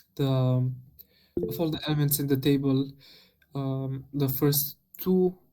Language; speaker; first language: English; non-native, fluent; Romanian